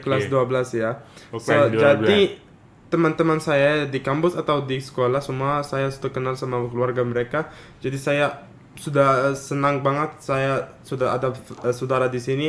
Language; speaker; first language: Indonesian; non-native, fluent; Arabic